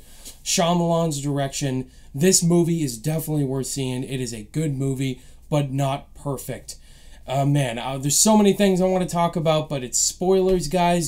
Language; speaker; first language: English; native; English